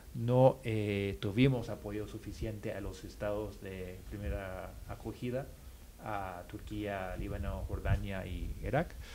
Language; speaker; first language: Spanish; non-native, fluent; English